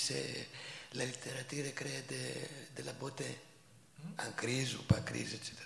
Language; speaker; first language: French; non-native, fluent; Greek